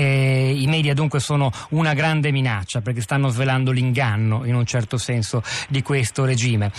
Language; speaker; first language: Italian; native; Italian